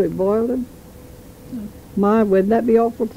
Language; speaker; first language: English; native; English